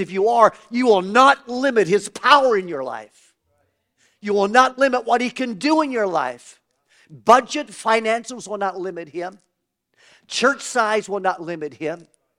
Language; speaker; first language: English; native; English